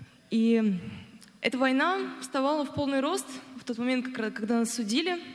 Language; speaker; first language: Russian; native; Russian